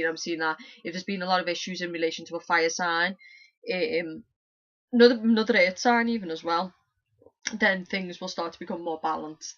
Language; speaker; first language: English; native; English